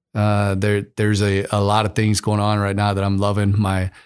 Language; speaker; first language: English; native; English